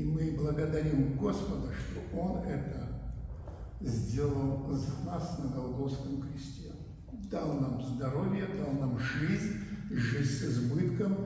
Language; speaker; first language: Russian; native; Russian